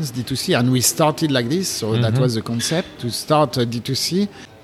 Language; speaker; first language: English; non-native, fluent; French